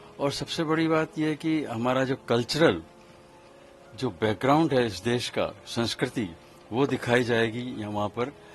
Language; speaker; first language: Hindi; native; Hindi